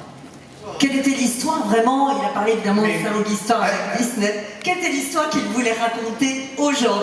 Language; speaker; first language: French; native; French